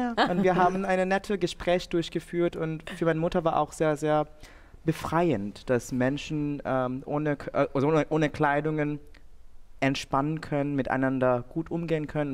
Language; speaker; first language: German; non-native, fluent; Bangla